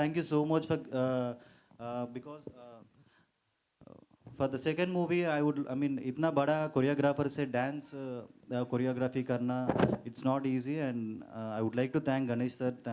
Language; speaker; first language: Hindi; non-native, local second language; Telugu